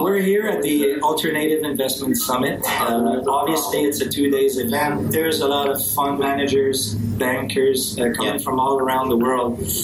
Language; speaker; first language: English; non-native, fluent; French